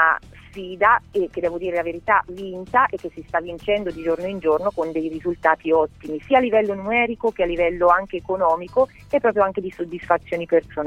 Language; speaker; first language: Italian; native; Italian